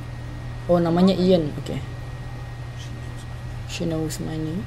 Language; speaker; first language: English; non-native, learner; Indonesian